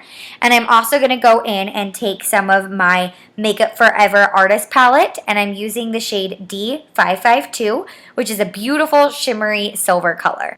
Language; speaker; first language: English; native; English